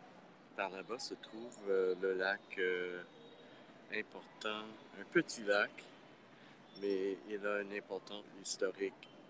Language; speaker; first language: French; non-native, fluent; English